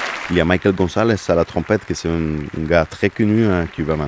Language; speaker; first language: French; non-native, fluent; Spanish